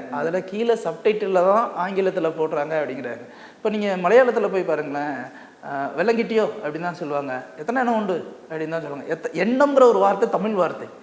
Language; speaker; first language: Tamil; native; Tamil